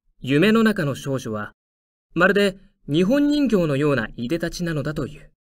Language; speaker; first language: Japanese; native; Japanese